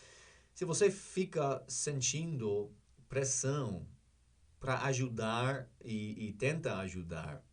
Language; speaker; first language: Portuguese; non-native, learner; English